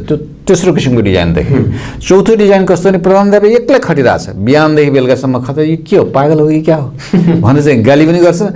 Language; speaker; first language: Nepali; native; Nepali